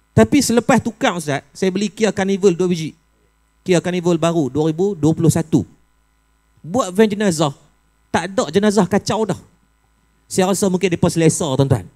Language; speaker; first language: Malay; native; Malay